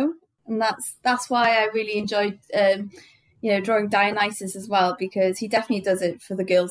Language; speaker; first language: English; native; English